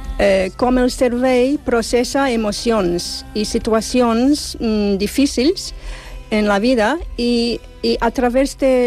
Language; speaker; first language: Catalan; non-native, fluent; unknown